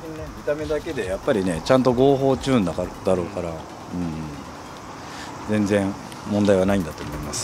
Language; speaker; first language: Japanese; native; Japanese